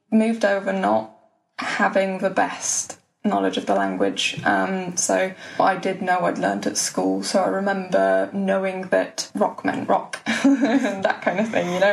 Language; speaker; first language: English; early bilingual, other home language; Polish